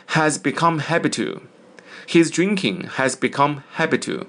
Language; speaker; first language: English; non-native, fluent; Chinese